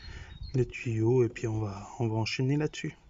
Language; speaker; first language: French; native; French